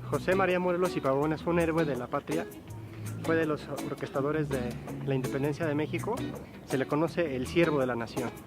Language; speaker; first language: Spanish; native; Spanish